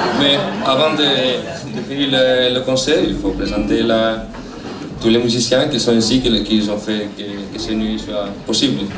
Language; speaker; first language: French; non-native, learner; Greek